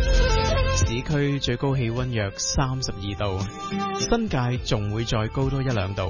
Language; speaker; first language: Chinese; non-native, local second language; Cantonese